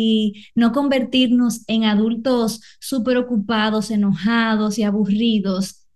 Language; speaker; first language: Spanish; native; Spanish